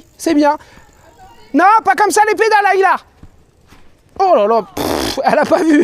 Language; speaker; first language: French; native; French